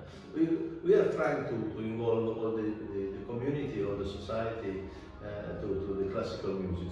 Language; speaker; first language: English; non-native, fluent; Italian